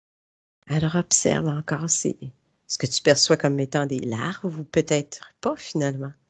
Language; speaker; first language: French; native; French